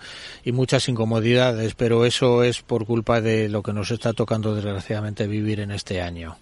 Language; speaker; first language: Spanish; native; Spanish